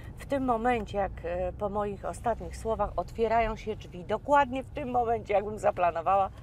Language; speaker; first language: Polish; native; Polish